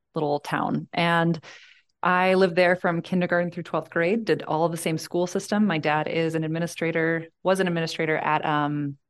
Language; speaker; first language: English; native; English